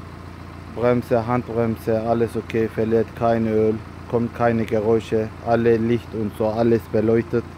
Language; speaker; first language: German; non-native, learner; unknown